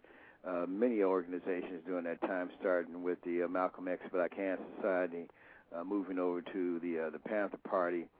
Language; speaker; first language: English; native; English